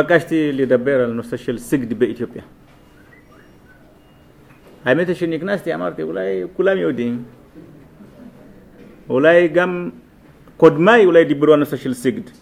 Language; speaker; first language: Hebrew; non-native, fluent; Amharic